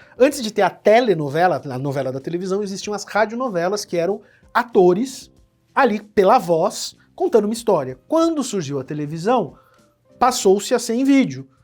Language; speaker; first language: Portuguese; native; Portuguese